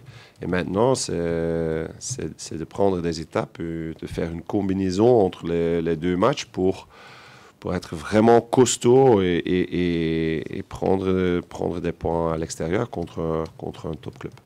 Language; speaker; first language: French; non-native, local second language; Dutch